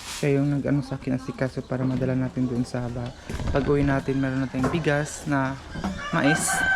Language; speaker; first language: Filipino; non-native, local second language; Cebuano